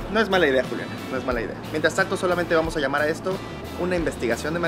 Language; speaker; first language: Spanish; native; Spanish